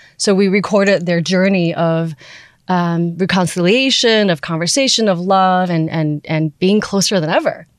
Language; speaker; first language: English; early bilingual, other home language; Chinese